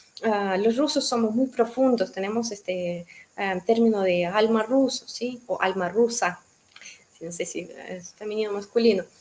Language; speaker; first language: Spanish; non-native, fluent; Russian